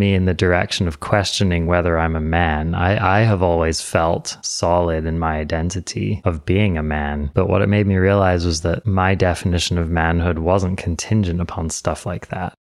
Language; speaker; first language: English; native; English